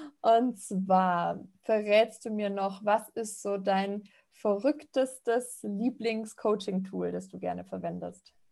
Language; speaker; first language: German; native; German